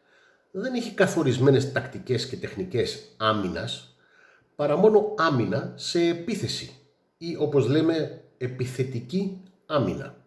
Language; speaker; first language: Greek; native; Greek